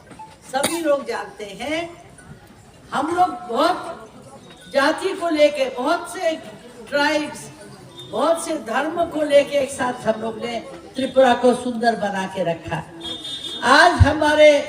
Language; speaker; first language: Hindi; non-native, local second language; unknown